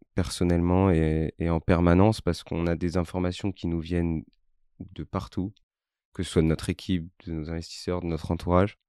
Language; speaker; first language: French; native; French